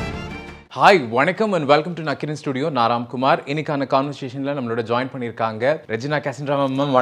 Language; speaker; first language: Tamil; native; Tamil